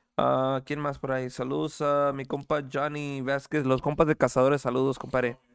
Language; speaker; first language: Spanish; early bilingual, heritage; Spanish